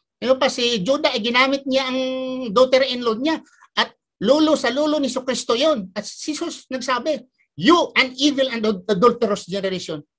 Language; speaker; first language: Filipino; native; Filipino